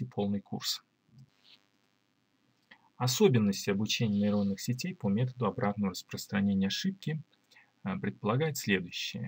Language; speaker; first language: Russian; native; Russian